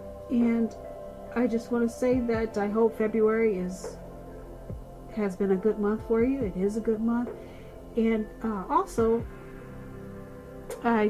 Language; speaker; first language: English; native; English